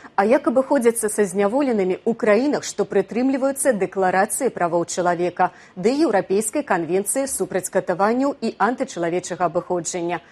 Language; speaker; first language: Belarusian; native; Belarusian